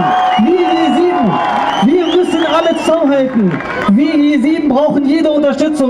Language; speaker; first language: German; early bilingual, other home language; Kurdish